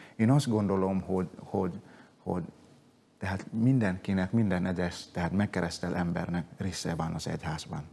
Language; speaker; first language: Hungarian; non-native, fluent; Indonesian